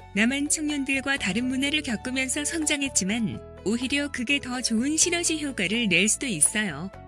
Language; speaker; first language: Korean; native; Korean